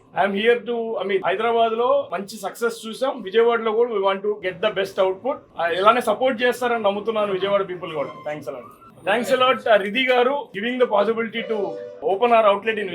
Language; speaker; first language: Telugu; native; Telugu